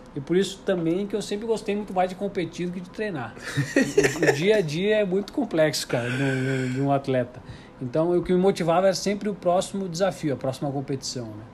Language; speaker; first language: Portuguese; native; Portuguese